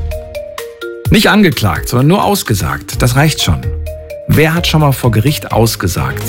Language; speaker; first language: German; native; German